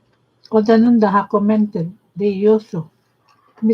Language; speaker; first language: Danish; non-native, fluent; Filipino